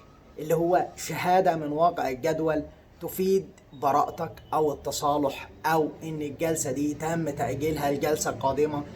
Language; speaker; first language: Arabic; native; Arabic